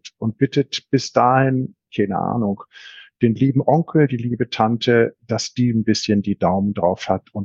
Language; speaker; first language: German; native; German